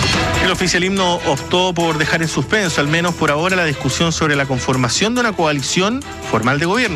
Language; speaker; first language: Spanish; native; Spanish